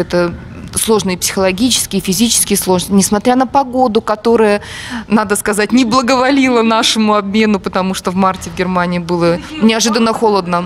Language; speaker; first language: Russian; native; Russian